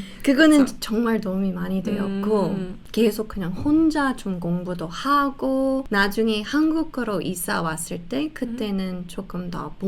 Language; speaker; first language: Korean; non-native, fluent; English